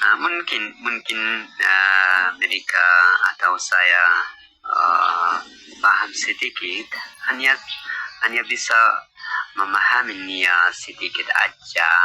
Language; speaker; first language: Indonesian; non-native, learner; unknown